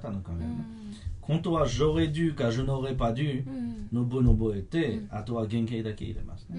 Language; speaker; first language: Japanese; non-native, fluent; French